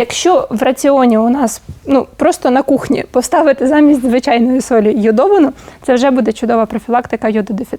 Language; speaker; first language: Ukrainian; native; Ukrainian